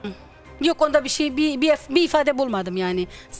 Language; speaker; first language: Turkish; native; Turkish